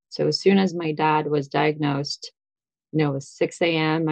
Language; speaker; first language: English; early bilingual, other home language; Russian